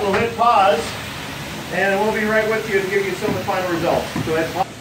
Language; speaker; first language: English; native; English